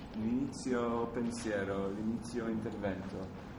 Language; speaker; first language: Italian; non-native, learner; English